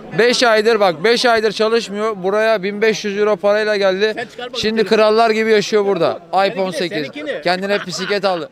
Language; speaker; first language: Turkish; native; Turkish